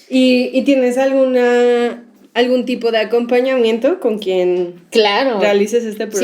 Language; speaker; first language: Spanish; native; Spanish